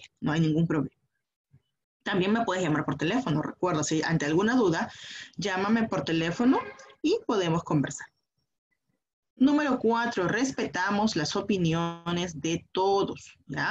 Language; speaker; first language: Spanish; native; Spanish